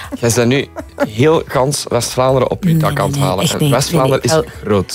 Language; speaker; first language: Dutch; native; Dutch